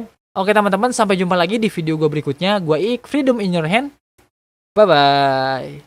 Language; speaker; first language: Indonesian; native; Indonesian